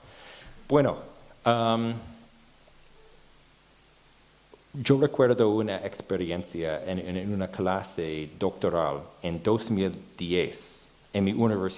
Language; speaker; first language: Spanish; non-native, fluent; English